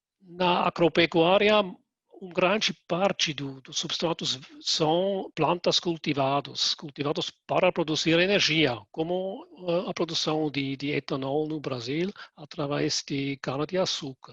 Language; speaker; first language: Portuguese; non-native, fluent; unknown